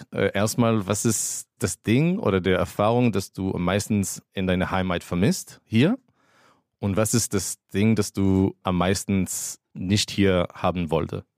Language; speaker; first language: German; non-native, fluent; Hebrew